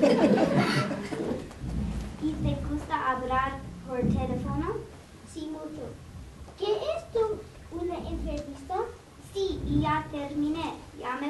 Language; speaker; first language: Spanish; non-native, learner; English